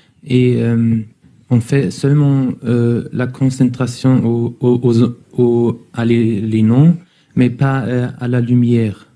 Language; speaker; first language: French; non-native, learner; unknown